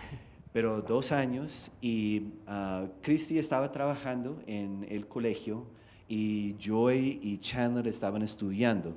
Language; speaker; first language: Spanish; non-native, fluent; English